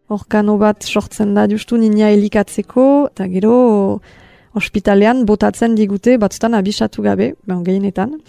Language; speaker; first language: Basque; native; Basque